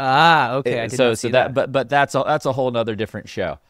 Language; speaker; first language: English; native; English